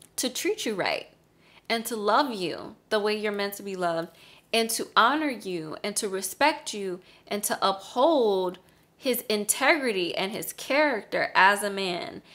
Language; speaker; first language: English; native; English